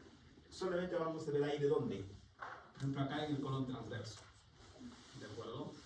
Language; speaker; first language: Spanish; native; Spanish